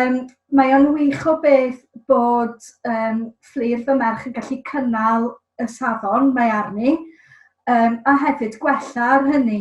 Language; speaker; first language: Welsh; native; Welsh